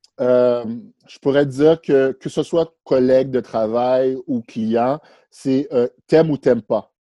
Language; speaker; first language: French; early bilingual, other home language; Haitian Creole